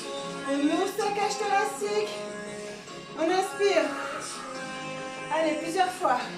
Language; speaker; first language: French; native; French